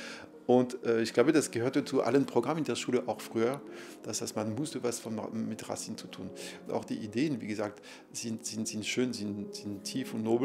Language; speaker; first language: German; non-native, fluent; French